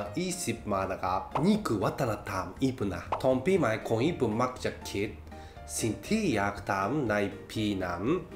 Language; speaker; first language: Thai; non-native, fluent; Japanese